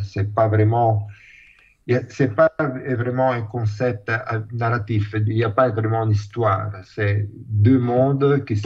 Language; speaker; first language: French; non-native, fluent; Italian